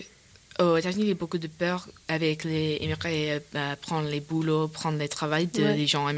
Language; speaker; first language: French; non-native, learner; English